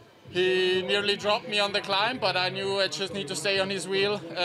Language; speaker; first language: English; non-native, fluent; German